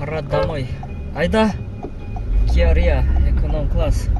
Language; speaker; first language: Russian; non-native, local second language; Kyrgyz